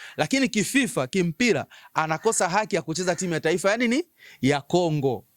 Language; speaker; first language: Swahili; native; Swahili